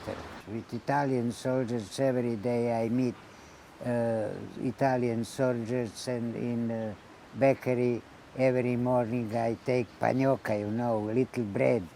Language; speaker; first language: English; non-native, learner; Ladino